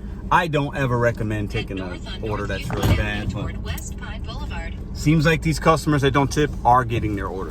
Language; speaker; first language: English; native; English